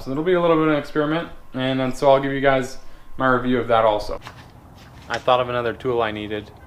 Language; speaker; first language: English; native; English